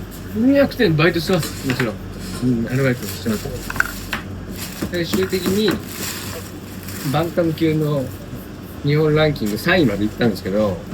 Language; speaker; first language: Japanese; native; Japanese